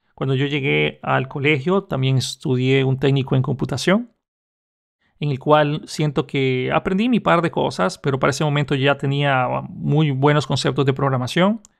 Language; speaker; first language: Spanish; native; Spanish